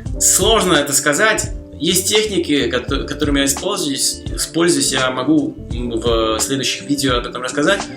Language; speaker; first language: Russian; non-native, fluent; Slovak